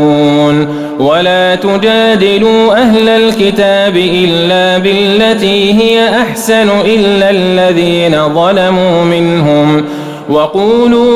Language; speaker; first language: Arabic; native; Arabic